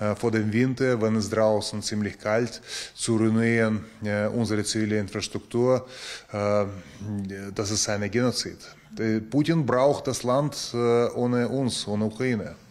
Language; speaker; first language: German; non-native, learner; Ukrainian